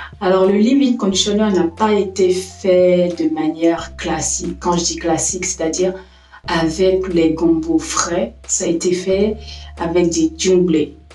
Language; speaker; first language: French; native; French